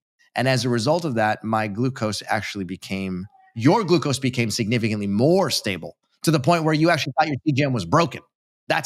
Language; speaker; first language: English; native; English